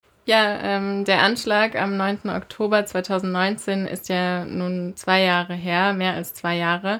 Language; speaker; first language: German; native; German